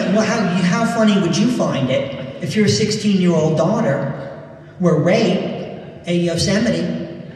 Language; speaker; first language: English; native; English